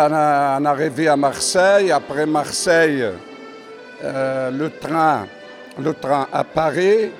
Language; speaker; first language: French; non-native, fluent; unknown